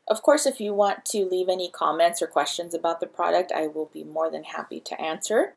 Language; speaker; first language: English; early bilingual, other home language; Spanish